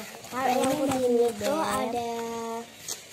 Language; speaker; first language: Indonesian; native; Indonesian